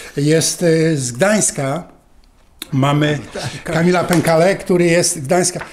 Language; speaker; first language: Polish; native; Polish